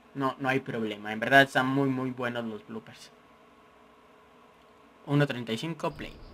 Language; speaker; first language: Spanish; native; Spanish